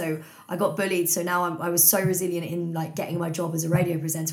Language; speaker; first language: English; native; English